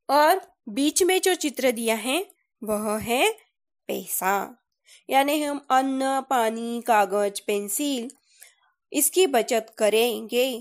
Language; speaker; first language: Hindi; non-native, local second language; Marathi